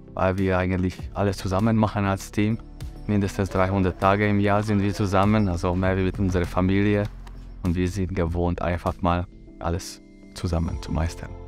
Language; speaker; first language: German; non-native, fluent; Hungarian